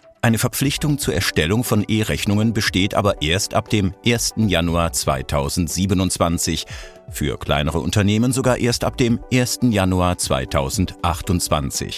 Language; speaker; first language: German; native; German